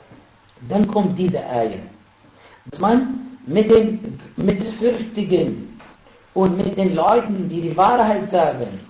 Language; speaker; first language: German; non-native, fluent; Arabic